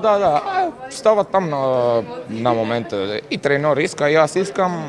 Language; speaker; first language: Bulgarian; non-native, learner; Romanian